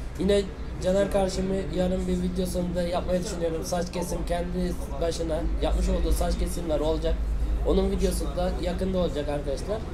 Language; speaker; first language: Turkish; native; Turkish